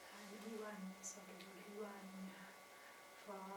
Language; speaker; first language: English; non-native, learner; Thai